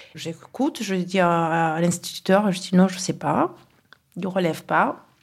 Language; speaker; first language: French; non-native, local second language; Kinyarwanda